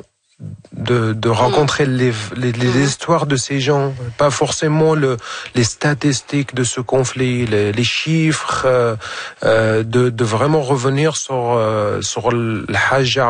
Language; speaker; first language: French; non-native, fluent; Arabic